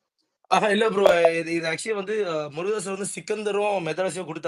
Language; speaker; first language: Tamil; native; Tamil